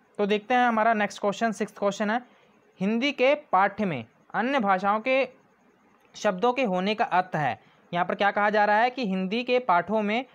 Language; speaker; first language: Hindi; non-native, local second language; Punjabi